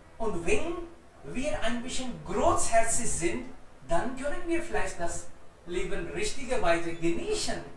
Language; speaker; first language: German; non-native, fluent; Hindi